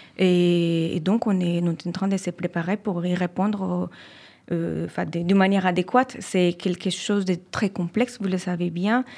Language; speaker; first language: French; non-native, fluent; Spanish